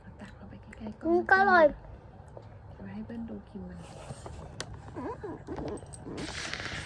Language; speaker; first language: Thai; native; Thai